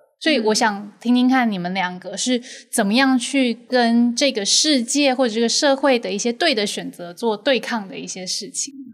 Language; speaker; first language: Chinese; native; Chinese